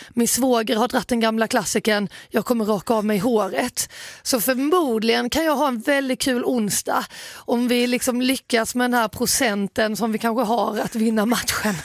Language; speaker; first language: Swedish; native; Swedish